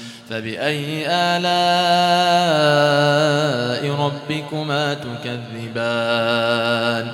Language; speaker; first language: Arabic; native; Arabic